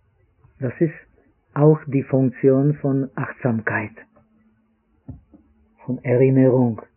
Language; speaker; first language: German; non-native, fluent; Czech